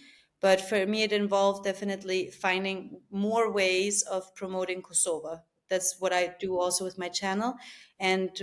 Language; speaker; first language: English; non-native, fluent; Albanian